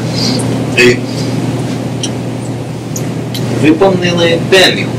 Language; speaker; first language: Russian; non-native, learner; English